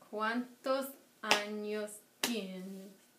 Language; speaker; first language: Spanish; non-native, learner; English